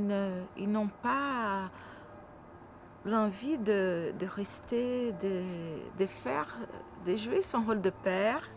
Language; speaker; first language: French; non-native, fluent; Portuguese